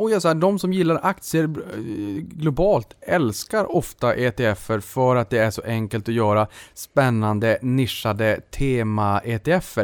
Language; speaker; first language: Swedish; native; Swedish